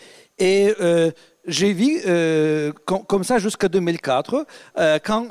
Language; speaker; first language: French; non-native, fluent; Russian